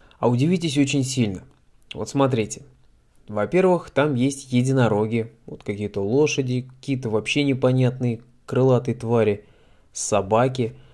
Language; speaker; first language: Russian; native; Russian